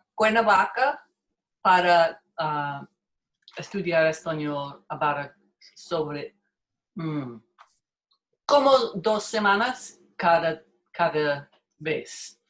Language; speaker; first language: Spanish; non-native, learner; English